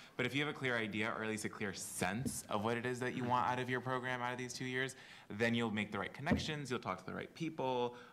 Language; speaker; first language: English; native; English